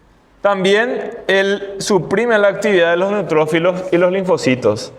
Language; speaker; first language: Spanish; non-native, fluent; Portuguese